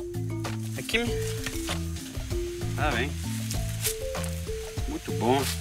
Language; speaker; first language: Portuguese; non-native, learner; French